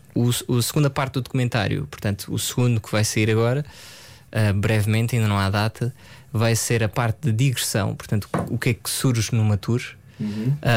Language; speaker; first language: Portuguese; early bilingual, other home language; French